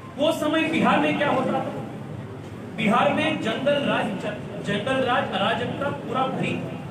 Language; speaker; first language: Hindi; non-native, local second language; Kannada